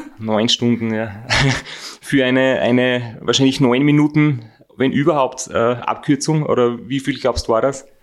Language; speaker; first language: German; native; German